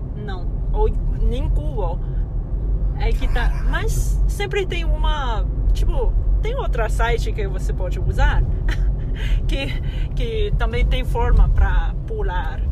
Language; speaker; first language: Portuguese; non-native, fluent; Chinese